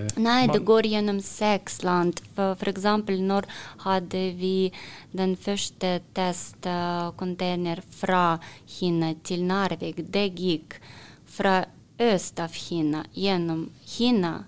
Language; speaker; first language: Norwegian; non-native, learner; Russian